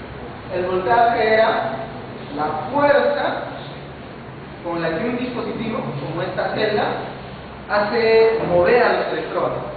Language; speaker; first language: Spanish; native; Spanish